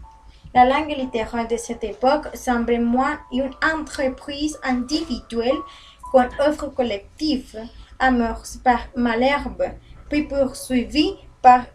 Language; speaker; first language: French; non-native, learner; Spanish